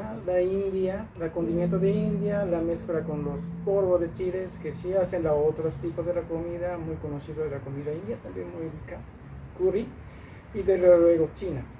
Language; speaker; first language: Spanish; non-native, learner; Japanese